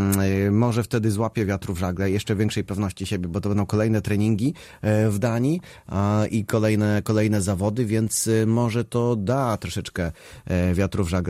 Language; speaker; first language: Polish; native; Polish